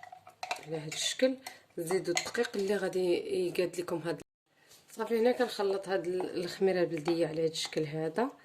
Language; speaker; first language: Arabic; native; Arabic